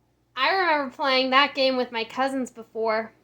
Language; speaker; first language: English; native; English